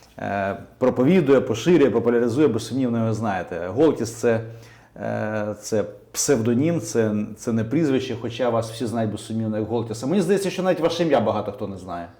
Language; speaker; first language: Ukrainian; native; Ukrainian